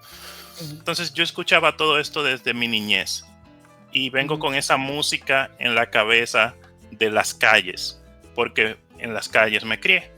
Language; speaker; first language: Spanish; native; Spanish